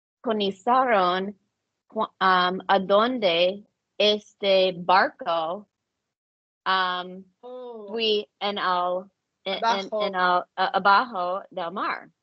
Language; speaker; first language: Spanish; non-native, learner; English